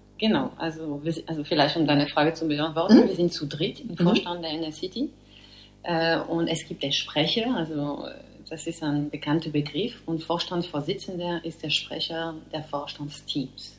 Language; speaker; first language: German; non-native, fluent; French